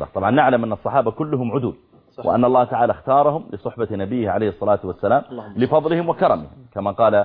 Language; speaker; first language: Arabic; native; Arabic